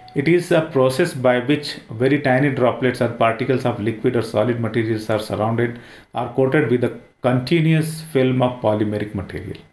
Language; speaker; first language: English; non-native, local second language; Hindi